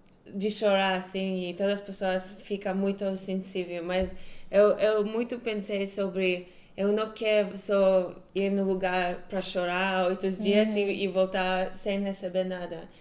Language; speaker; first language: Portuguese; non-native, fluent; Hebrew